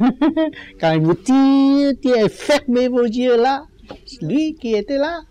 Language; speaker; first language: French; non-native, learner; Vietnamese